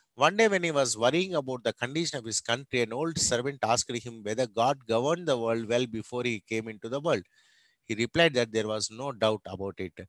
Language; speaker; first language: English; non-native, local second language; Telugu